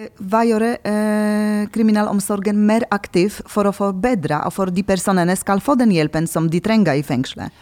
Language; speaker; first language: Norwegian; non-native, fluent; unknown